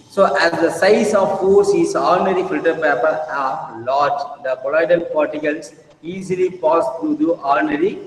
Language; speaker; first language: English; non-native, local second language; Tamil